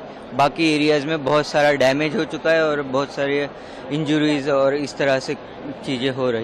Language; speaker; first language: Hindi; native; Hindi